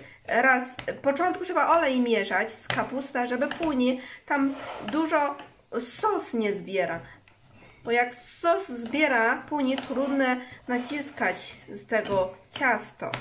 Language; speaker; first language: Polish; non-native, learner; Chinese